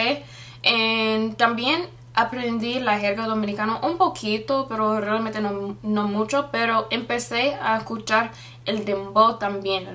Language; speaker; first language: Spanish; non-native, fluent; English